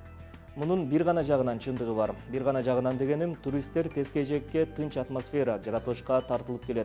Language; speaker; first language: Kyrgyz; native; Kyrgyz